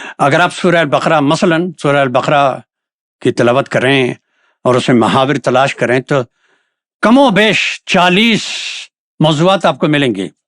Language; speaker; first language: Urdu; native; Urdu